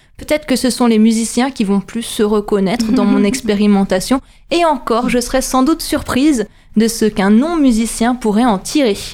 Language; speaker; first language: French; native; French